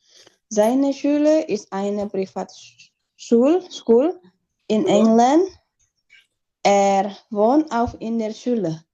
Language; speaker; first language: German; non-native, learner; Indonesian